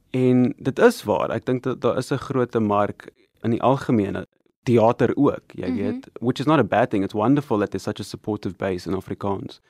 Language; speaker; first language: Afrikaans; non-native, local second language; English